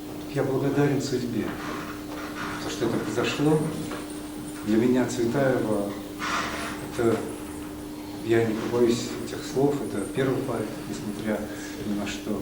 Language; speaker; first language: Russian; native; Russian